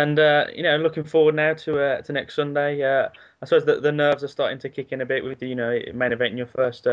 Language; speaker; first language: English; native; English